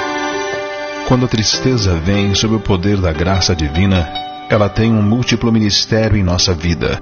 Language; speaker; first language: Portuguese; native; Portuguese